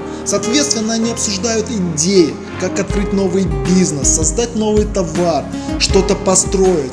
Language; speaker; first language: Russian; native; Russian